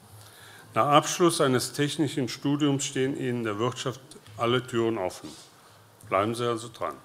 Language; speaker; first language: German; native; German